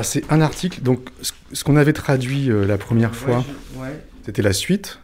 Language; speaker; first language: French; native; French